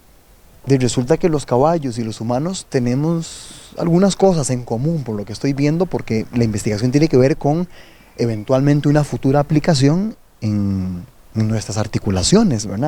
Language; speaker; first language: Spanish; native; Spanish